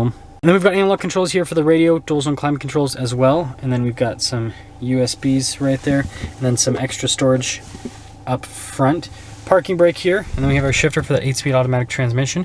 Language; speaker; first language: English; native; English